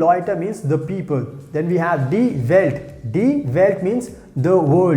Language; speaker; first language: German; non-native, fluent; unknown